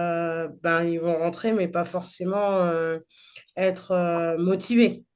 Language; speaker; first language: French; native; French